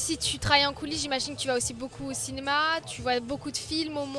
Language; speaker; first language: French; native; French